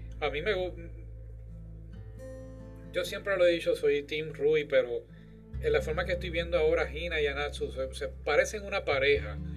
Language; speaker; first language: Spanish; native; Spanish